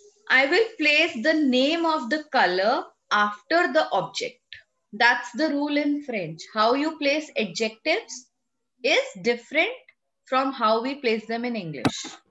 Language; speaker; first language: English; non-native, local second language; Hindi